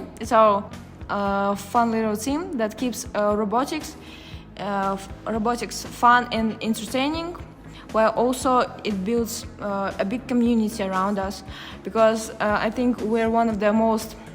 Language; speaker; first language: English; non-native, fluent; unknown